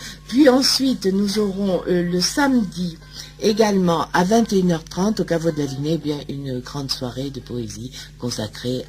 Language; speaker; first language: French; native; French